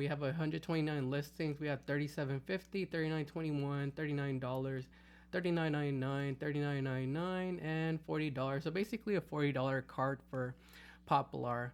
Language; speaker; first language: English; native; English